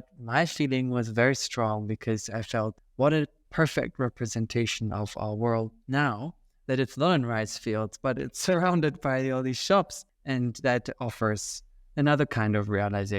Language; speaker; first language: English; non-native, fluent; German